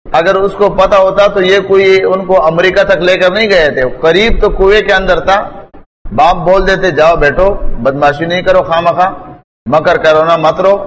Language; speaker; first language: Urdu; non-native, local second language; Pashto